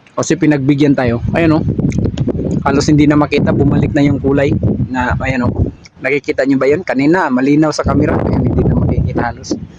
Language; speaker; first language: Filipino; non-native, local second language; Cebuano